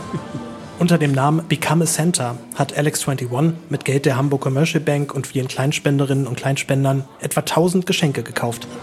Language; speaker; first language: German; native; German